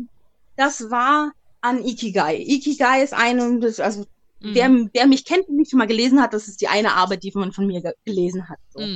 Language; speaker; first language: German; native; German